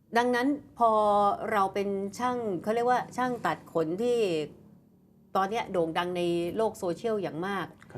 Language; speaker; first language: Thai; native; Thai